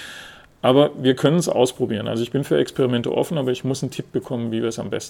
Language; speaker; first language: German; native; German